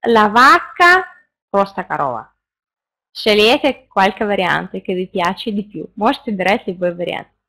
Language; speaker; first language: Italian; non-native, fluent; Russian